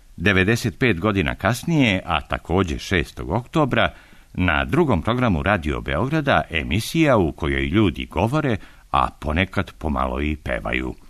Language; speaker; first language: Serbian; native; Serbian